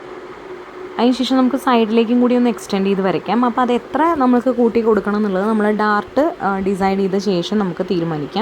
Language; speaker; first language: Malayalam; native; Malayalam